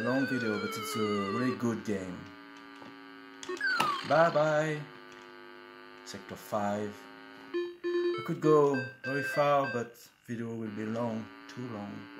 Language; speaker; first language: English; non-native, learner; French